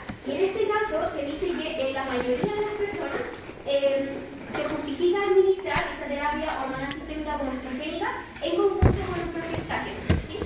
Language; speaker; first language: Spanish; native; Spanish